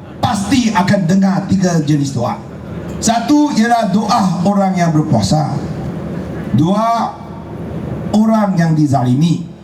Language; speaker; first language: Malay; non-native, local second language; Chinese